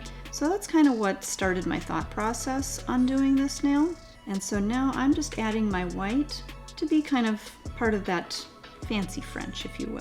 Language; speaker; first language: English; native; English